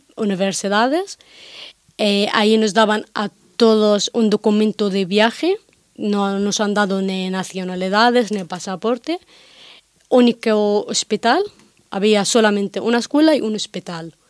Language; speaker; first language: Spanish; non-native, fluent; Arabic